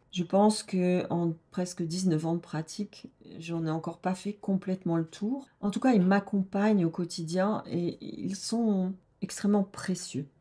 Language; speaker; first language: French; native; French